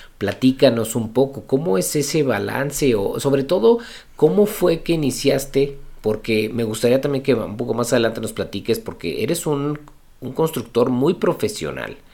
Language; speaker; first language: Spanish; native; Spanish